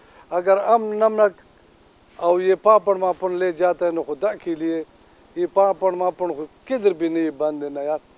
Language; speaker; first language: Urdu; non-native, local second language; Pashto